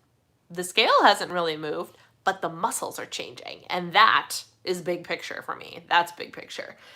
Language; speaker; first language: English; native; English